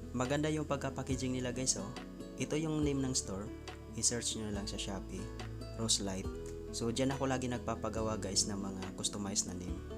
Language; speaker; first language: Filipino; non-native, local second language; Cebuano